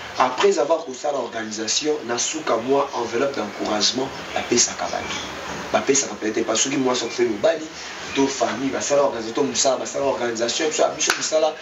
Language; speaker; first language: Lingala; native; Lingala